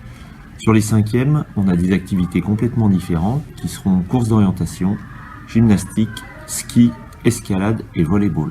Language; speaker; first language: French; native; French